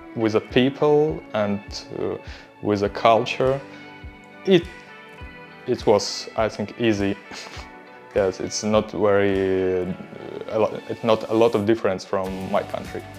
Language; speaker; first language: English; non-native, learner; Russian